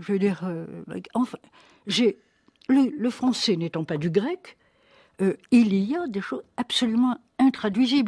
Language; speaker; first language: French; native; French